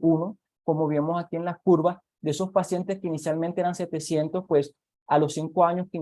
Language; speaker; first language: Spanish; native; Spanish